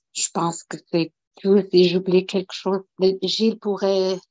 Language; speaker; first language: French; non-native, local second language; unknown